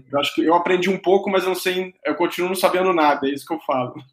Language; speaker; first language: Portuguese; native; Portuguese